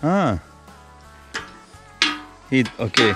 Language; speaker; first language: Russian; non-native, learner; Hindi